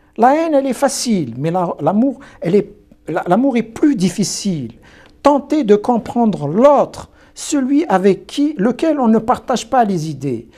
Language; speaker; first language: French; non-native, local second language; Kabyle